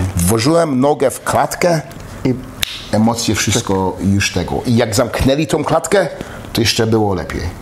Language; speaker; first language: Polish; early bilingual, heritage; Polish